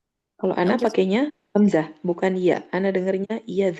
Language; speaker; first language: Indonesian; native; Indonesian